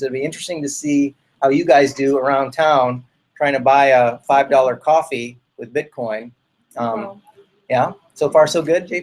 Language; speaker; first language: English; native; English